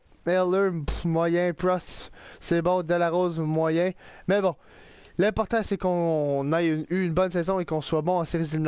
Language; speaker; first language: French; native; French